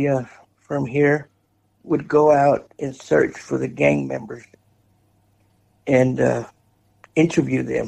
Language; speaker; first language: English; native; English